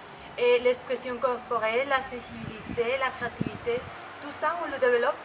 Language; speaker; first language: French; non-native, fluent; Spanish